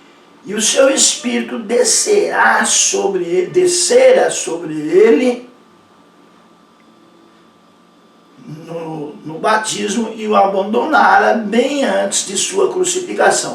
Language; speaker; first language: Portuguese; native; Portuguese